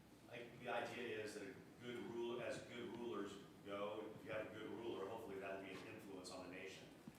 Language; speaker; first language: English; native; English